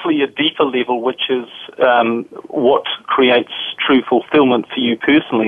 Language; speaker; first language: English; native; English